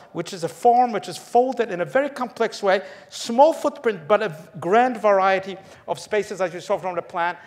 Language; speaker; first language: English; early bilingual, other home language; Polish